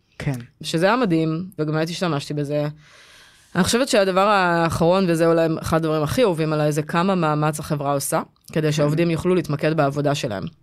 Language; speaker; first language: Hebrew; native; Hebrew